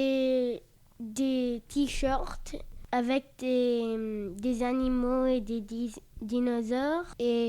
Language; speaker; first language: French; non-native, learner; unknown